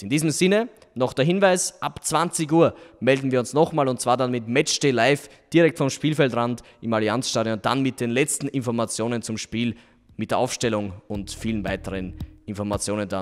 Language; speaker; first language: German; native; German